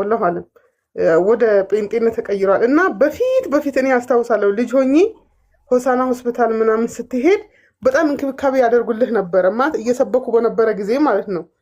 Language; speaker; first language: Amharic; non-native, local second language; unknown